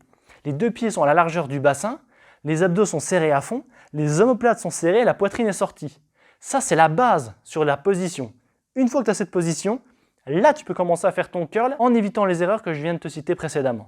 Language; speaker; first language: French; native; French